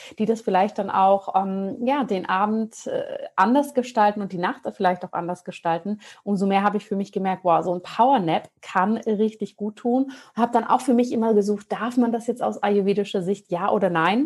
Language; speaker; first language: German; native; German